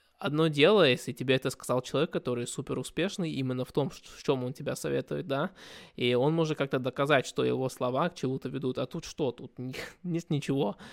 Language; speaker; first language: Russian; early bilingual, heritage; Russian